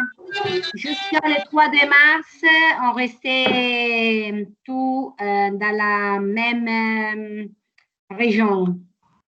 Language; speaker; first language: French; non-native, learner; Italian